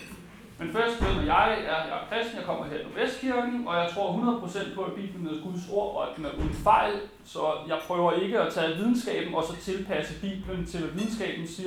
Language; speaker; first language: Danish; native; Danish